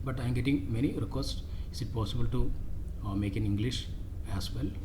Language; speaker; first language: English; non-native, local second language; Malayalam